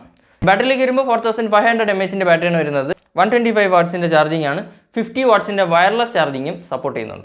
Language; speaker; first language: Malayalam; native; Malayalam